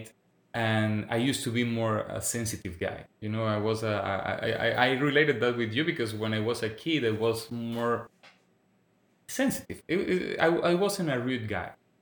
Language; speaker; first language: English; non-native, fluent; Spanish